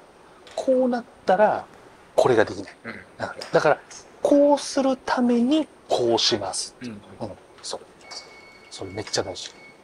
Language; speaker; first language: Japanese; native; Japanese